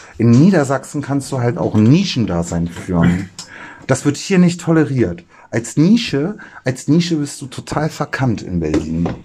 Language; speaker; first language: German; native; German